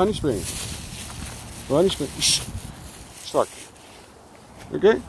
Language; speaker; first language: Dutch; native; Dutch